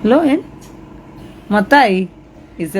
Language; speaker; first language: Hebrew; non-native, learner; Malayalam